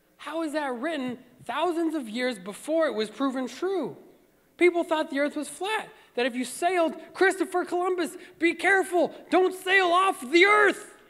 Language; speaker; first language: English; native; English